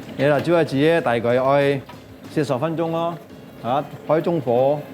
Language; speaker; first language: Cantonese; non-native, local second language; Min Nan Chinese